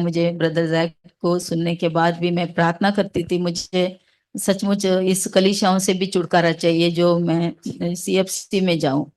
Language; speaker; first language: Hindi; non-native, local second language; Malayalam